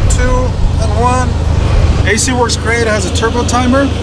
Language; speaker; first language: English; native; English